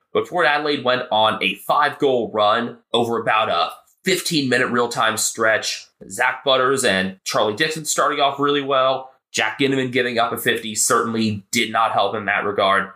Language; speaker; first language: English; native; English